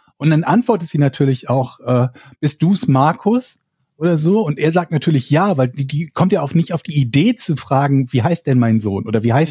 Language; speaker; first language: German; native; German